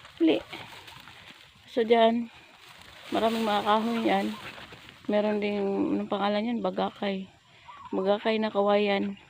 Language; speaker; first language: Filipino; non-native, local second language; Cebuano